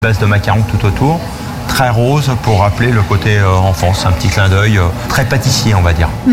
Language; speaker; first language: French; native; French